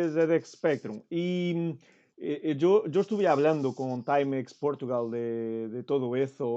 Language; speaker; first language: Spanish; non-native, fluent; Portuguese